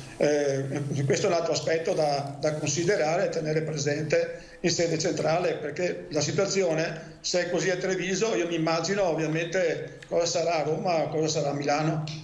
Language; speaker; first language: Italian; native; Italian